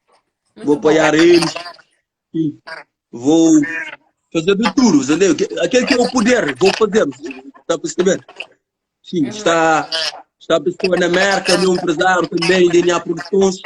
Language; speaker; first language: Portuguese; non-native, learner; Kabuverdianu